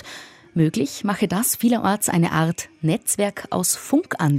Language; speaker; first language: German; native; German